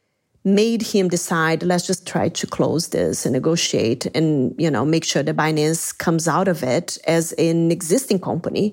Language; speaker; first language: English; non-native, fluent; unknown